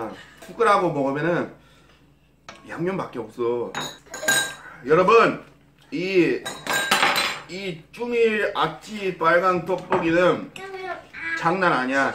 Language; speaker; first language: Korean; non-native, fluent; English